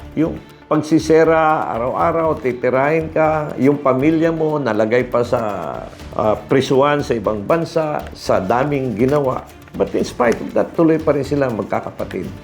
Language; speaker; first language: Filipino; non-native, local second language; Cebuano